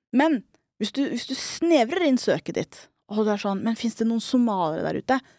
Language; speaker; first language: Norwegian; early bilingual, other home language; Somali